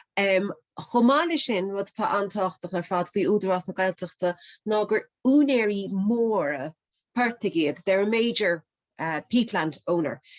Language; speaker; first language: Irish; native; Irish